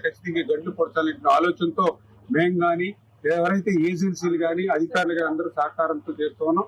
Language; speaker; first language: Telugu; native; Telugu